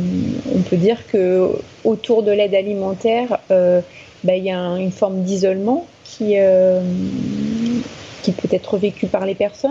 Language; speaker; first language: French; native; French